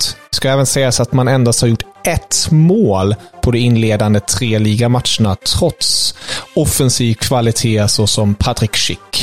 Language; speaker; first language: Swedish; native; Swedish